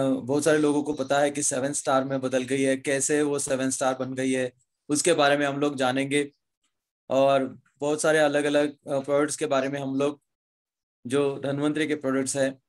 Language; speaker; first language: Hindi; non-native, local second language; Marathi